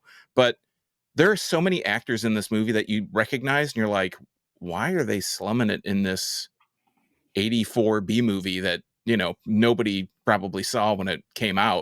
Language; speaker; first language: English; native; English